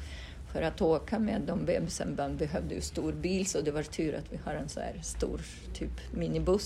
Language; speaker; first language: Swedish; non-native, fluent; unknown